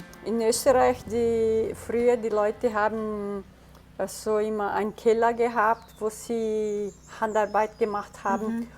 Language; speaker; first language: German; early bilingual, heritage; German